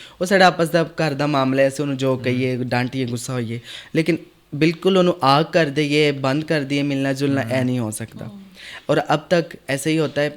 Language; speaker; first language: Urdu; non-native, local second language; Punjabi